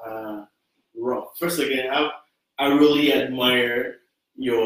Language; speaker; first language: English; non-native, local second language; Igbo